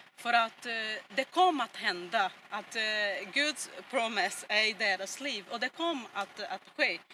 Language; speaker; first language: Swedish; non-native, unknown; Portuguese